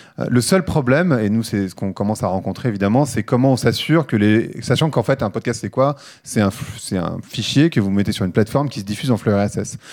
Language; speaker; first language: French; native; French